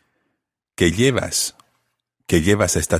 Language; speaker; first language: Spanish; non-native, fluent; English